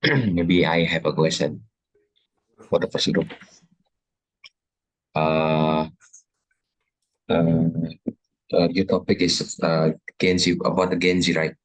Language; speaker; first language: English; non-native, learner; Indonesian